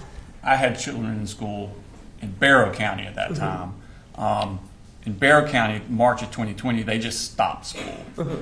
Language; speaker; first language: English; native; English